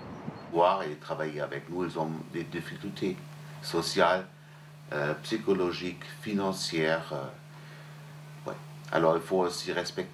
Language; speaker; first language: French; non-native, fluent; German